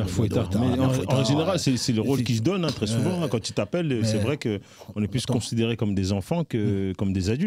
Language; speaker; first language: French; native; French